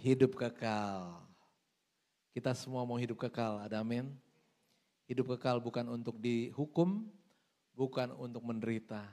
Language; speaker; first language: Indonesian; native; Indonesian